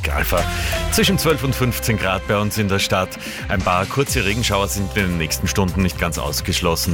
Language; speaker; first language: German; native; German